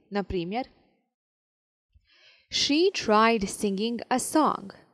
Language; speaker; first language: English; non-native, fluent; Serbian